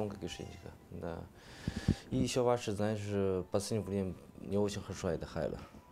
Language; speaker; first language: Russian; non-native, learner; Chinese